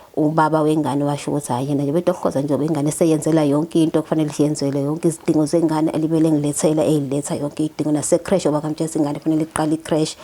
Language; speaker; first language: Zulu; native; Zulu